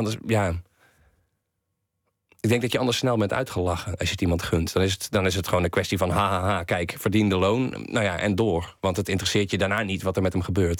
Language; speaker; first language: Dutch; native; Dutch